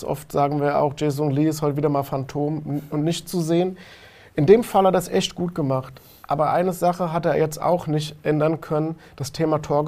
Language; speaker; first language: German; native; German